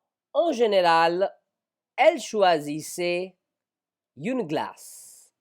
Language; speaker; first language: French; non-native, fluent; Hindi